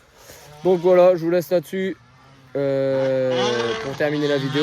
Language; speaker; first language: French; native; French